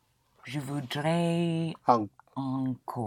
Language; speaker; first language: French; non-native, learner; English